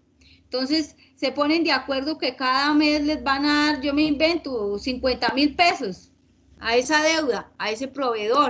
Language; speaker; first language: Spanish; native; Spanish